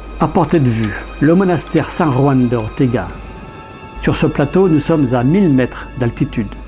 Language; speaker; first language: French; native; French